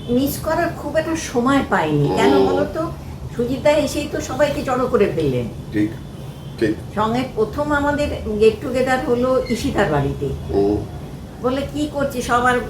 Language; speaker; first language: Bangla; native; Bangla